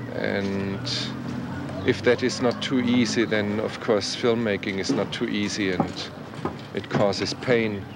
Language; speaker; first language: English; non-native, fluent; German